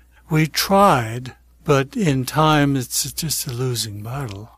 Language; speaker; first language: English; early bilingual, other home language; German